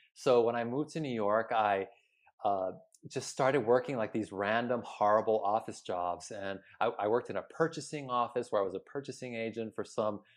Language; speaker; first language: English; early bilingual, other home language; Spanish